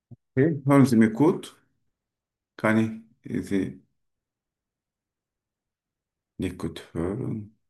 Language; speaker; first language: German; non-native, learner; Turkish